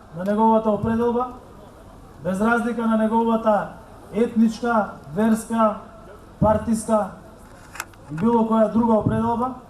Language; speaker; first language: Macedonian; native; Macedonian